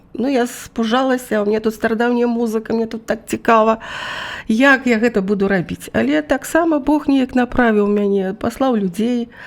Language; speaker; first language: Belarusian; native; Belarusian